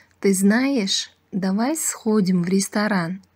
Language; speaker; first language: Russian; non-native, fluent; Uzbek